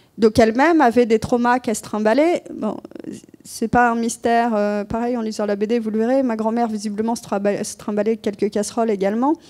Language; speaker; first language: French; native; French